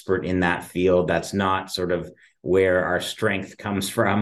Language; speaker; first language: English; native; English